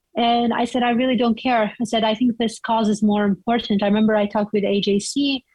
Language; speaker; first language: English; non-native, fluent; Arabic